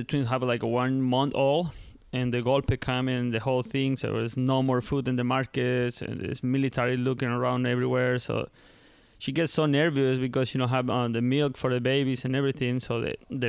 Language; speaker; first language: English; non-native, learner; Spanish